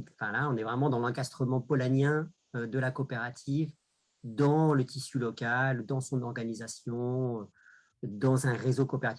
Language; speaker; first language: French; native; French